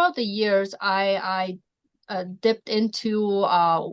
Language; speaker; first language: English; non-native, fluent; Polish